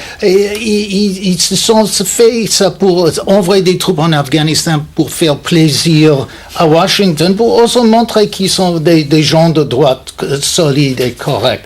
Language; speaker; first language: French; non-native, fluent; English